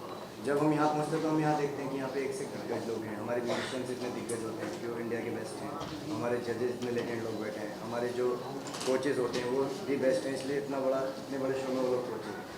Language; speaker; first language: Hindi; native; Hindi